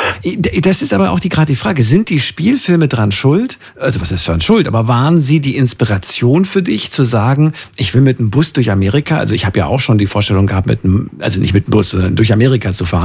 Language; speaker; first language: German; native; German